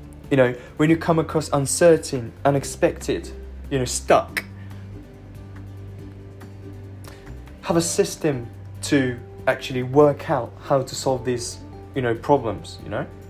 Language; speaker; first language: English; non-native, fluent; Japanese